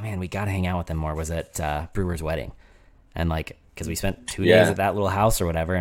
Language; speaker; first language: English; native; English